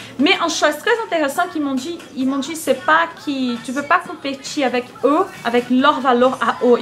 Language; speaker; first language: French; non-native, fluent; Portuguese